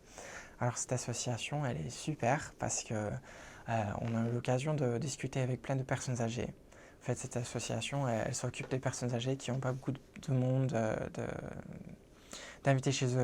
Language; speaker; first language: French; non-native, fluent; English